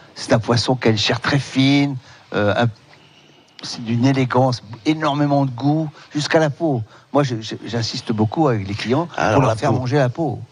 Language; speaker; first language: French; native; French